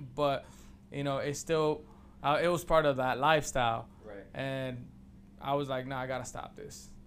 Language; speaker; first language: English; early bilingual, other home language; Spanish